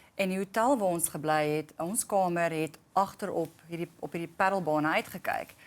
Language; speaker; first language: Afrikaans; native; Afrikaans